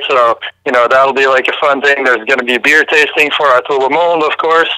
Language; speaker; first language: English; early bilingual, other home language; French